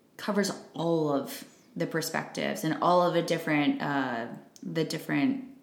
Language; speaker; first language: English; native; English